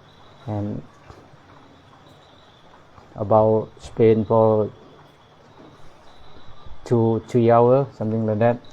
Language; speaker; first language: English; non-native, learner; Thai